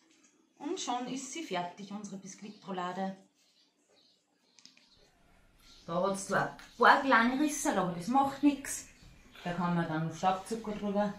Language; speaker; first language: German; native; German